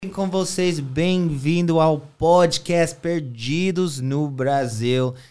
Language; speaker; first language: Portuguese; non-native, fluent; English